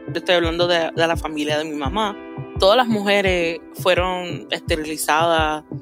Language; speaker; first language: Spanish; native; Spanish